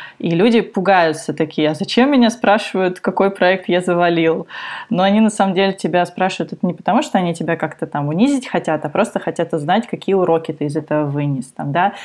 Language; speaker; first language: Russian; native; Russian